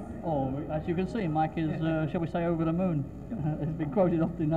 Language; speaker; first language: English; native; English